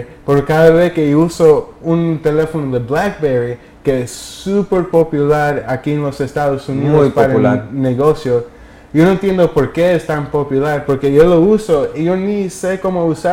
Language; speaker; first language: Spanish; early bilingual, heritage; English